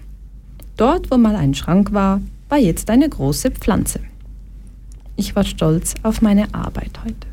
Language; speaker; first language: German; early bilingual, other home language; Portuguese